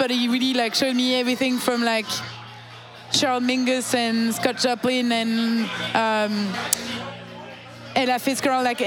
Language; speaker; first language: English; non-native, fluent; French